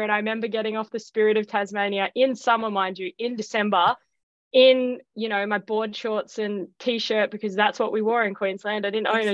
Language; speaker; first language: English; native; English